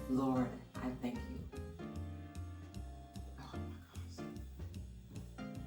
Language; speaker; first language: English; native; English